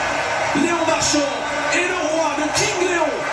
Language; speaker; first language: French; native; French